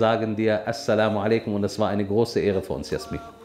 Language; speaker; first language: German; native; German